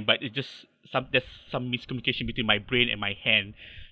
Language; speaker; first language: English; non-native, local second language; Malay